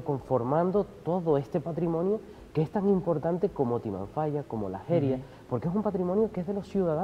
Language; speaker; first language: Spanish; native; Spanish